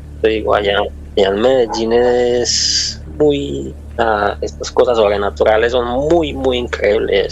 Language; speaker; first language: Spanish; native; Spanish